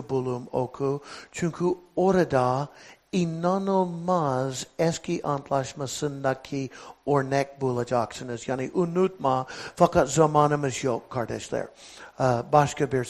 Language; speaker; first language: Turkish; non-native, fluent; English